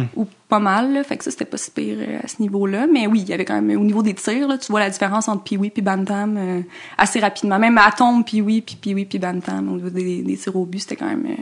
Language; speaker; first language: French; native; French